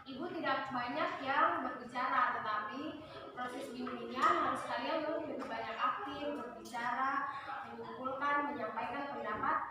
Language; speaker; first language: Indonesian; native; Indonesian